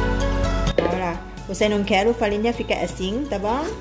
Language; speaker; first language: Portuguese; non-native, learner; Thai